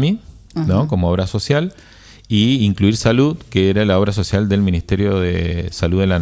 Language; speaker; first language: Spanish; native; Spanish